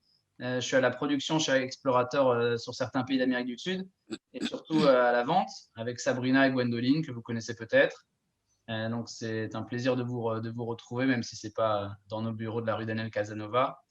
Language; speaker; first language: French; native; French